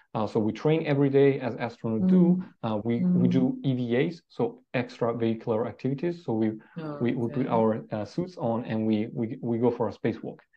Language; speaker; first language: English; non-native, fluent; Italian